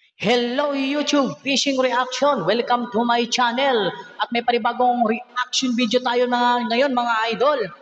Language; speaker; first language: Filipino; non-native, local second language; Cebuano